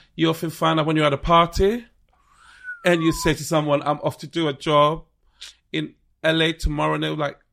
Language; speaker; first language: English; non-native, local second language; Akan